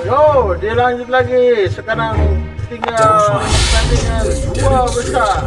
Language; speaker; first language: Indonesian; native; Indonesian